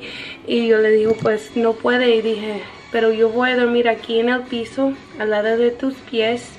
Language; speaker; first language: Spanish; early bilingual, heritage; Spanish